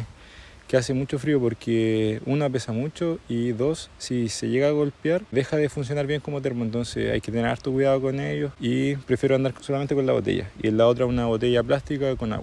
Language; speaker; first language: Spanish; native; Spanish